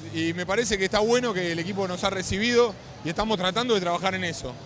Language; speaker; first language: Spanish; native; Spanish